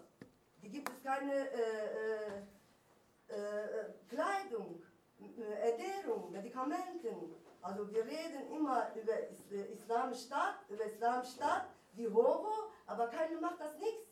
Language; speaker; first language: German; non-native, learner; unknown